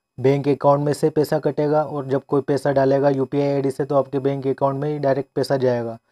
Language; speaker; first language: Hindi; non-native, local second language; Gujarati